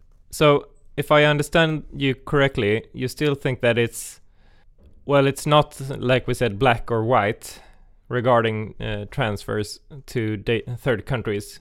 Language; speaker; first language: English; non-native, fluent; Swedish